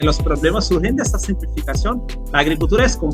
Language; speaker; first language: Spanish; non-native, fluent; Portuguese